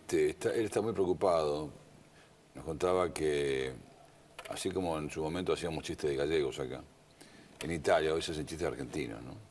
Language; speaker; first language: Spanish; native; Spanish